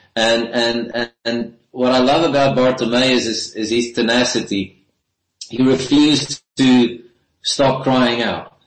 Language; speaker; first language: English; non-native, local second language; Afrikaans